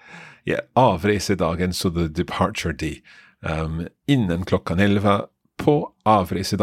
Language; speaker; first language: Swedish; non-native, learner; English